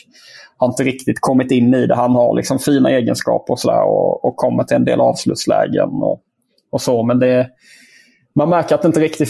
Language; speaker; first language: Swedish; native; Swedish